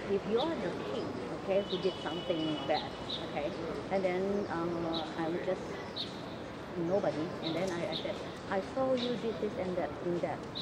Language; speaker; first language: English; non-native, fluent; Chinese